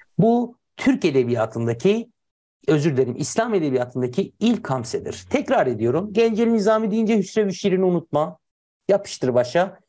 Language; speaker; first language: Turkish; native; Turkish